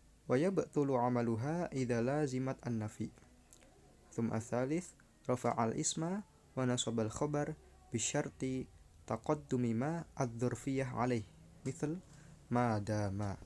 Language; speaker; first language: Arabic; non-native, learner; Indonesian